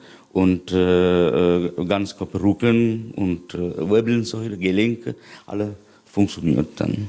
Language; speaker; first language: German; non-native, learner; Sinhala